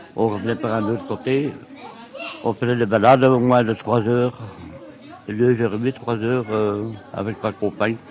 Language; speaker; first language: French; native; French